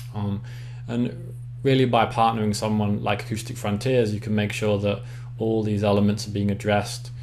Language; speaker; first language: English; native; English